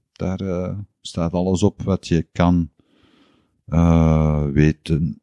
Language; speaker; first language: Dutch; native; Dutch